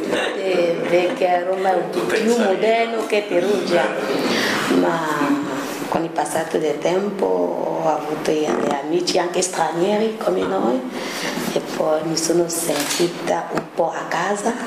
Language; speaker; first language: Italian; non-native, learner; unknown